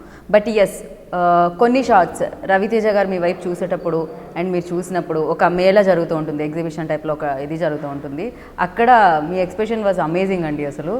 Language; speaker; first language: Telugu; native; Telugu